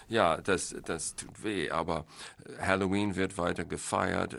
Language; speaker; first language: German; non-native, fluent; English